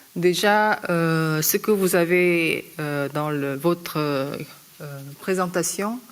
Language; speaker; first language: French; non-native, fluent; Korean